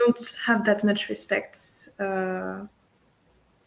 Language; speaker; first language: English; non-native, fluent; French